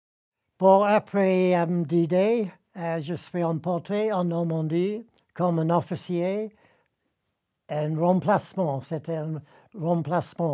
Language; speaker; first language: French; non-native, fluent; English